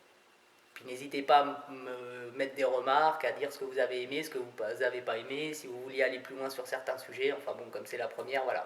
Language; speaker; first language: French; native; French